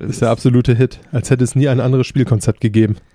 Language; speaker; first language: German; native; German